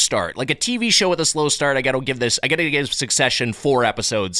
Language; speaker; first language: English; native; English